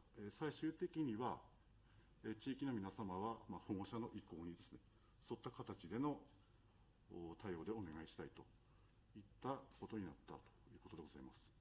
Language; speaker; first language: Japanese; native; Japanese